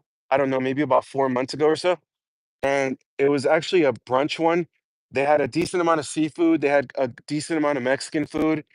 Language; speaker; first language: English; native; English